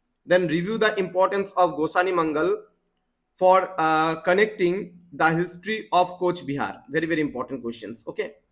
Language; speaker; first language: English; non-native, local second language; Bangla